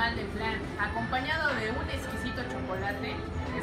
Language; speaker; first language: Spanish; native; Spanish